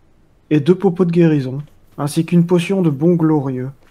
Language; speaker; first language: French; native; French